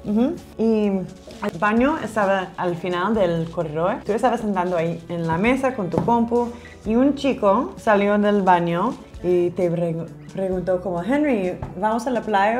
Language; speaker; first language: Spanish; non-native, learner; English